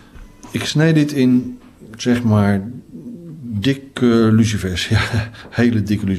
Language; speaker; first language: Dutch; native; Dutch